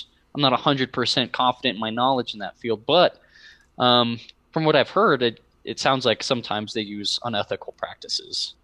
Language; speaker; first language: English; native; English